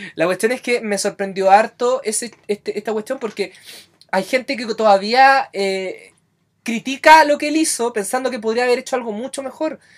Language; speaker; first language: Spanish; native; Spanish